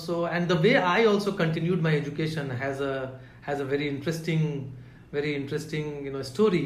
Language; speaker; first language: English; non-native, local second language; Hindi